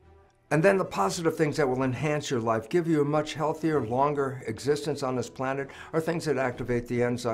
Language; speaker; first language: English; native; English